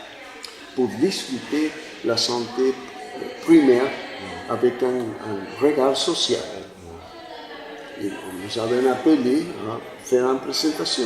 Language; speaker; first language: French; non-native, fluent; Spanish